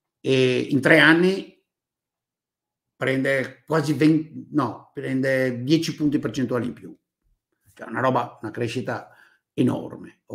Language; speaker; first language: Italian; native; Italian